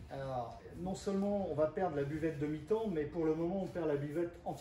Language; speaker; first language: French; native; French